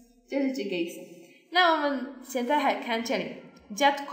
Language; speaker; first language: Chinese; non-native, fluent; Polish